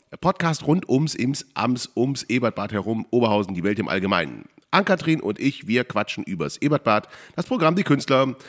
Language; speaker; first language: German; native; German